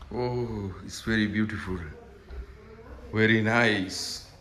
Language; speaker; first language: English; non-native, fluent; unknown